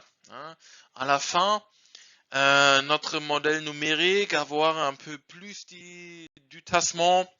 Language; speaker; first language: French; non-native, learner; German